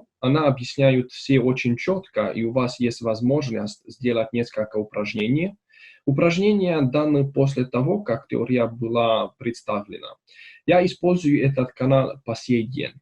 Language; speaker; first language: Russian; non-native, learner; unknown